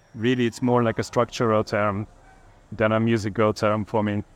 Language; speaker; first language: English; non-native, fluent; Hungarian